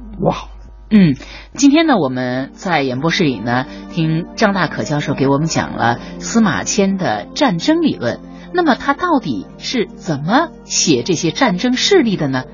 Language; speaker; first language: Chinese; native; Chinese